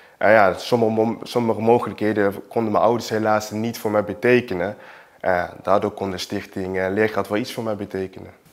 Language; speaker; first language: Dutch; early bilingual, other home language; Portuguese